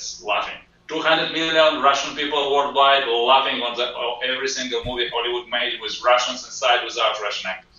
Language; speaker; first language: English; non-native, fluent; Russian